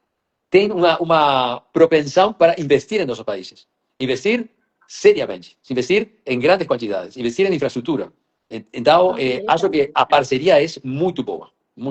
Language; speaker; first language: Portuguese; non-native, fluent; Spanish